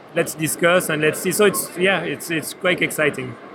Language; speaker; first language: English; non-native, fluent; French